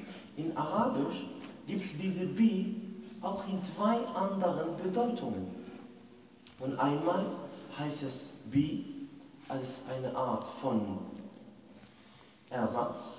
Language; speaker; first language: German; non-native, fluent; Arabic